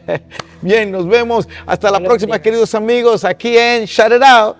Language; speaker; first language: Spanish; early bilingual, heritage; Spanish